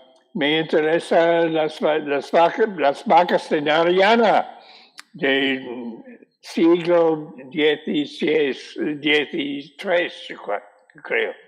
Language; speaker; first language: Spanish; non-native, learner; English